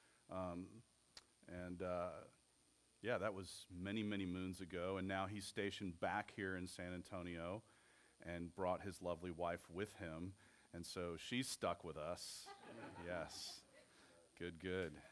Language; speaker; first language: English; native; English